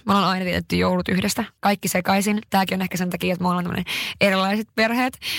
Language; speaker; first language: Finnish; early bilingual, heritage; Finnish